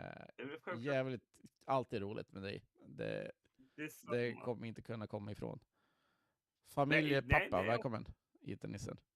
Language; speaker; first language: Swedish; native; Swedish